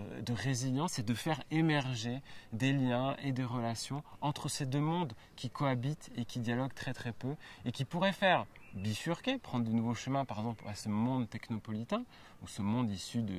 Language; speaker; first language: French; native; French